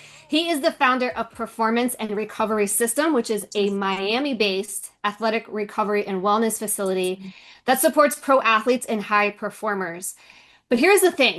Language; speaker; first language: English; native; English